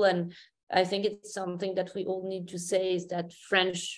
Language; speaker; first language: English; non-native, fluent; Arabic